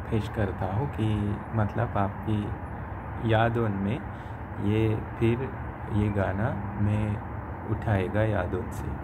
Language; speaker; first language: Hindi; non-native, learner; Sinhala